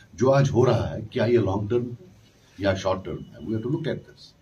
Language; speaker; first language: Urdu; non-native, local second language; Kashmiri